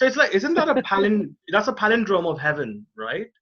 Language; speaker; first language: English; non-native, local second language; Hindi